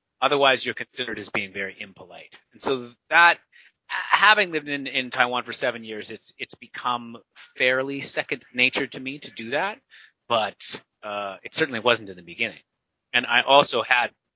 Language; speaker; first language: English; native; English